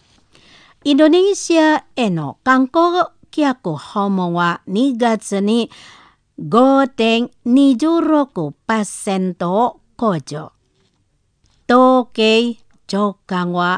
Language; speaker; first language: Japanese; non-native, learner; Indonesian